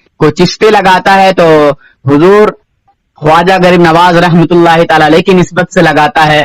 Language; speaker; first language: Urdu; native; Urdu